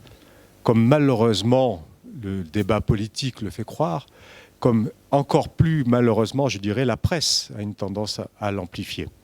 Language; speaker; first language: French; native; French